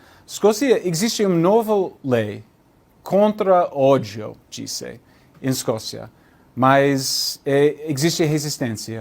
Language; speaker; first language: Portuguese; non-native, learner; English